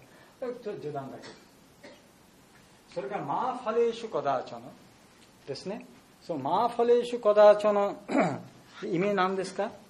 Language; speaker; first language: Japanese; non-native, learner; Bangla